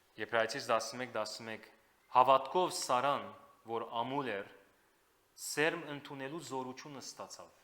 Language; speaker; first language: Armenian; native; Armenian